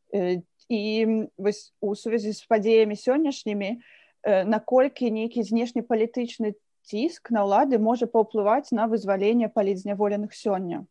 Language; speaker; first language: Belarusian; native; Belarusian